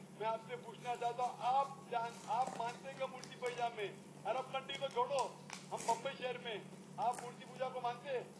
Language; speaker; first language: Hindi; non-native, local second language; Konkani